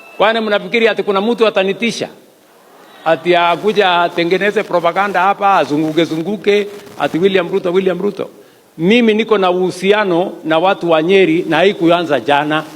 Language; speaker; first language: Swahili; non-native, local second language; Kalenjin